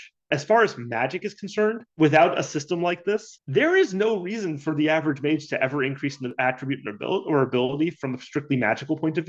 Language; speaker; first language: English; native; English